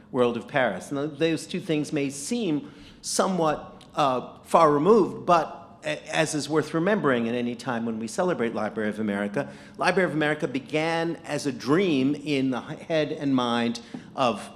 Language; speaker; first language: English; native; English